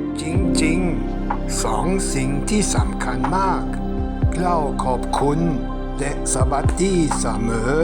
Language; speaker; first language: Thai; non-native, fluent; German